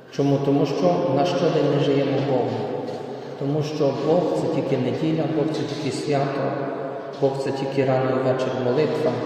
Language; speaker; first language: Ukrainian; non-native, fluent; Polish